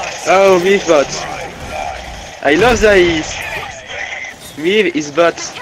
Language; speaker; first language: English; non-native, learner; French